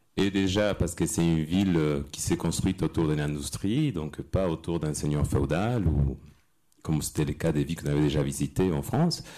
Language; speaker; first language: French; non-native, fluent; Spanish